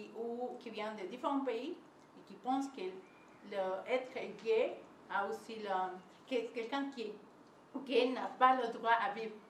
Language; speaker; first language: French; non-native, learner; Spanish